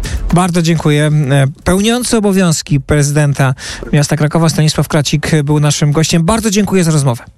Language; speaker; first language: Polish; native; Polish